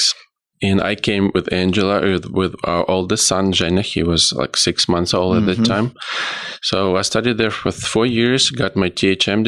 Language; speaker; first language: English; non-native, fluent; Ukrainian